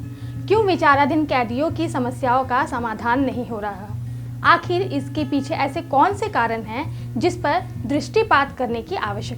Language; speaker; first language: Hindi; native; Hindi